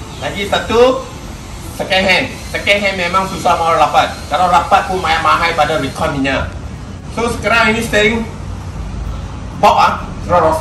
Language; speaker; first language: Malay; non-native, local second language; Chinese